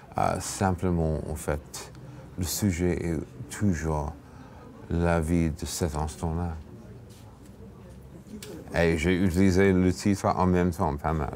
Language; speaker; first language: French; non-native, fluent; English